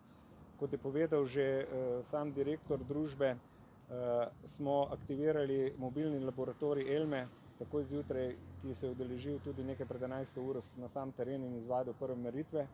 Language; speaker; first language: Slovenian; native; Slovenian